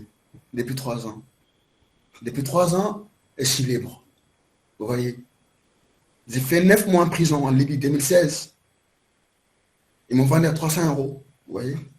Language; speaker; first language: French; non-native, learner; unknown